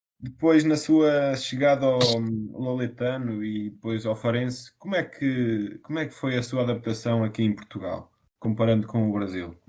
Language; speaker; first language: Portuguese; native; Portuguese